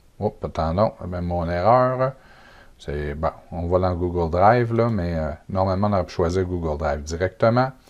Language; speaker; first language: French; native; French